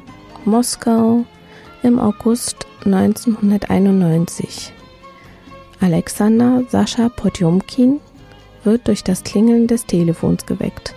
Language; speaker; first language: German; native; German